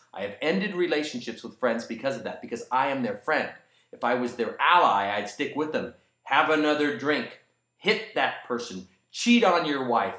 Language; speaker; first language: English; native; English